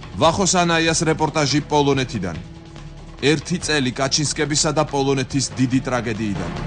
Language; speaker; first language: Georgian; native; Georgian